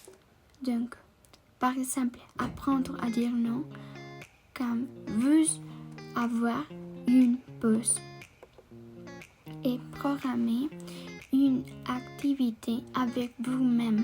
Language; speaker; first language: French; non-native, learner; Spanish